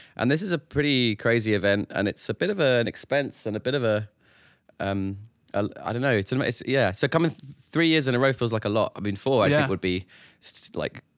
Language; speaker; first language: English; native; English